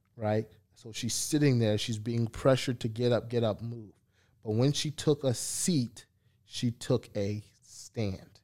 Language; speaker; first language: English; early bilingual, other home language; Haitian Creole